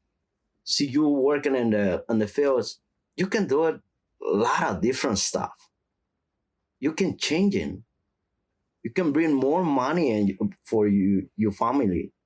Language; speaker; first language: English; non-native, learner; Spanish